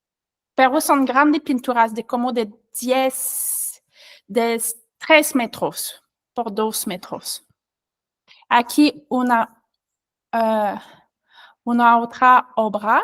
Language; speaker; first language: Spanish; non-native, learner; French